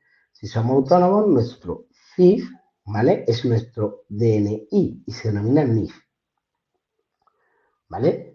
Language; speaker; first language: Spanish; native; Spanish